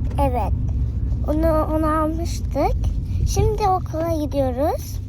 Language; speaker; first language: Turkish; early bilingual, heritage; Turkish